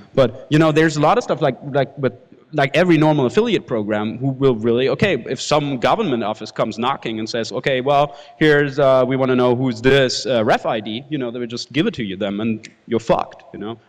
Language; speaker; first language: English; non-native, fluent; German